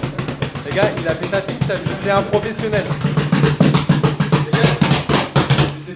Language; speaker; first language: French; native; French